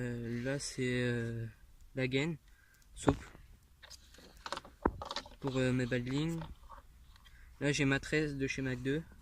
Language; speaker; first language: French; native; French